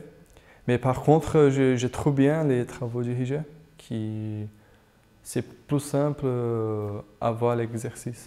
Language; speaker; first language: French; non-native, fluent; Portuguese